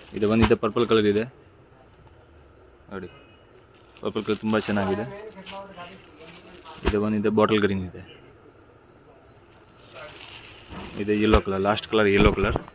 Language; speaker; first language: Kannada; non-native, local second language; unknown